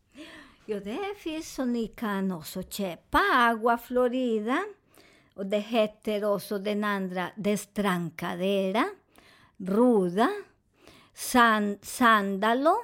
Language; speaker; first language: Swedish; non-native, fluent; Spanish